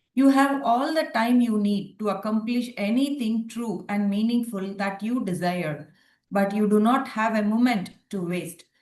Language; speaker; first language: English; non-native, local second language; Tamil